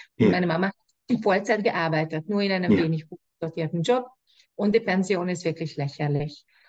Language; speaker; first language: German; non-native, fluent; Hungarian